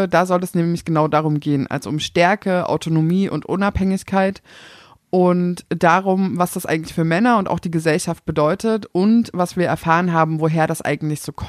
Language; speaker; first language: German; native; German